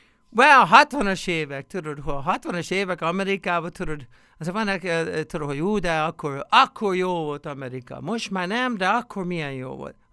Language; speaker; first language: Hungarian; non-native, fluent; English